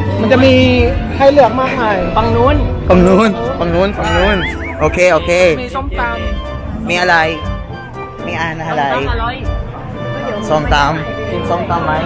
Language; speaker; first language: Thai; non-native, learner; Filipino